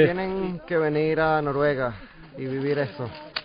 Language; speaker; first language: Spanish; native; Spanish